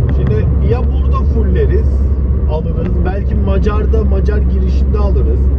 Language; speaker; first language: Turkish; early bilingual, heritage; Turkish